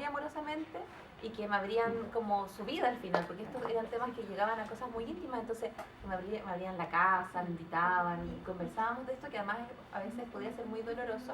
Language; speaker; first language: Spanish; native; Spanish